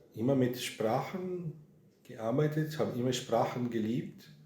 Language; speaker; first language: German; non-native, fluent; Portuguese